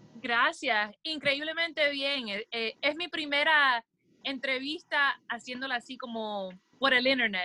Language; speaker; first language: Spanish; early bilingual, heritage; Spanish